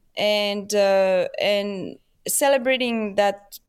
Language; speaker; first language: English; non-native, fluent; French